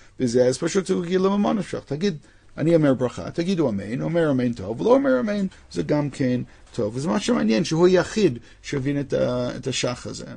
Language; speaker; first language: Hebrew; non-native, fluent; English